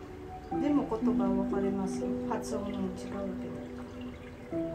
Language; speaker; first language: Japanese; non-native, fluent; Filipino